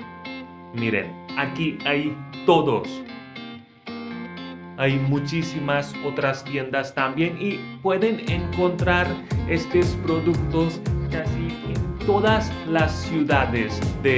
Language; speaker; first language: Spanish; non-native, fluent; Hindi